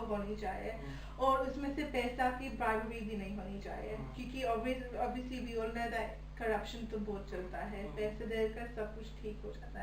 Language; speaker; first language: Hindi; early bilingual, heritage; Hindi